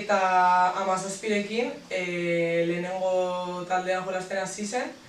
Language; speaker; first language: Basque; non-native, local second language; Spanish